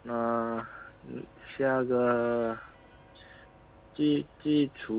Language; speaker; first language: Chinese; non-native, learner; Korean